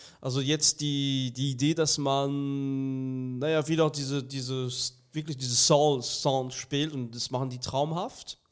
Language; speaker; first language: German; non-native, fluent; French